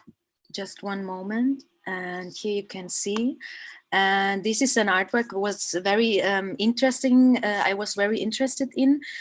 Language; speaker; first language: English; non-native, fluent; German